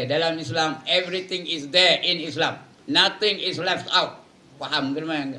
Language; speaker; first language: English; non-native, local second language; Malay